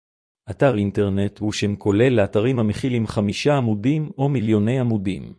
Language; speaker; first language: Hebrew; native; Hebrew